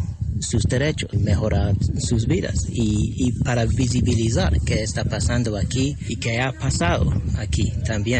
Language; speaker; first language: Spanish; non-native, fluent; English